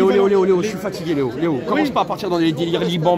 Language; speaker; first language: French; native; French